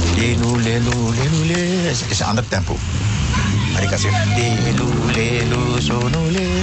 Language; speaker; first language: Dutch; non-native, local second language; English